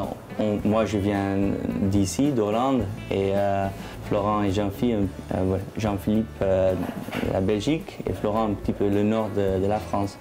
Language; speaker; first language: French; non-native, fluent; Dutch